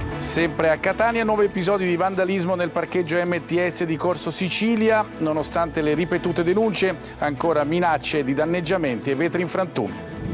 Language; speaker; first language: Italian; native; Italian